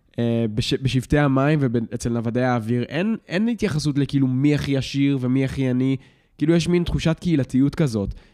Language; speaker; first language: Hebrew; native; Hebrew